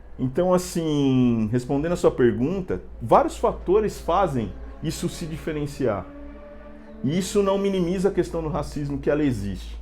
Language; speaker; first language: Portuguese; native; Portuguese